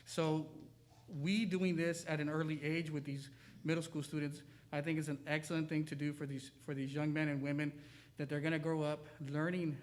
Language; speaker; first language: English; native; English